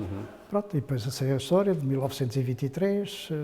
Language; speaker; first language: Portuguese; native; Portuguese